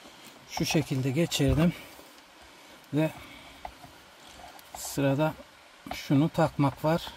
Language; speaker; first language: Turkish; native; Turkish